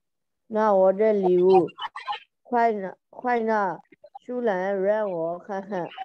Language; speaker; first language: Chinese; non-native, learner; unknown